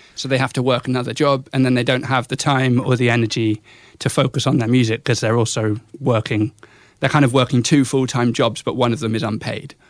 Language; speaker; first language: English; native; English